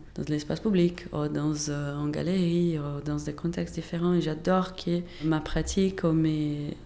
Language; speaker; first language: French; non-native, fluent; Portuguese